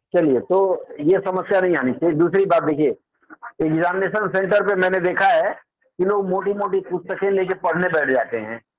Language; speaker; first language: Hindi; native; Hindi